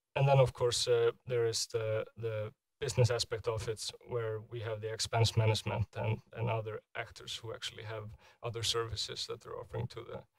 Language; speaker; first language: English; non-native, fluent; Icelandic